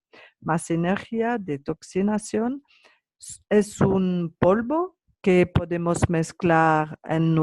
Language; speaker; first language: Spanish; non-native, learner; French